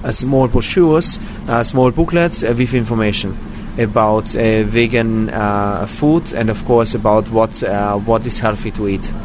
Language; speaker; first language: English; non-native, fluent; German